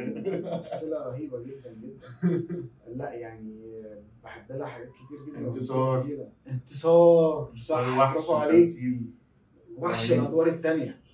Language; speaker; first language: Arabic; native; Arabic